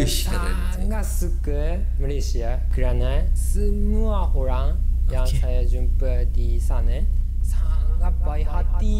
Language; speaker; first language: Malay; non-native, learner; Japanese